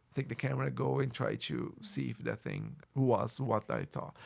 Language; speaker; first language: English; non-native, fluent; Portuguese